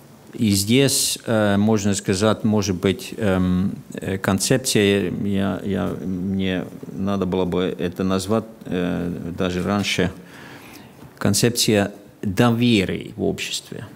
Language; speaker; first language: Russian; non-native, fluent; Finnish